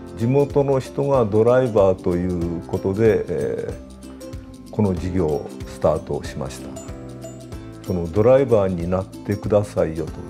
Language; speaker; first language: Japanese; native; Japanese